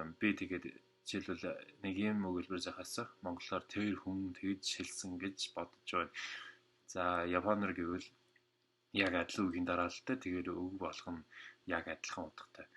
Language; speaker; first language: Mongolian; non-native, fluent; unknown